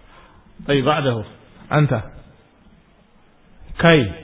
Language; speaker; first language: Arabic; non-native, fluent; Indonesian